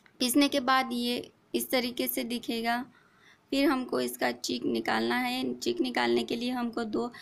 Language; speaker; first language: Hindi; non-native, local second language; Marathi